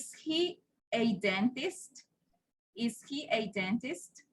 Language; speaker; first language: English; non-native, fluent; Spanish